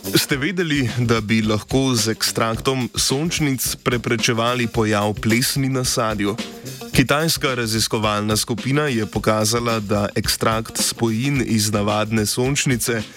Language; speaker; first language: Slovenian; native; Slovenian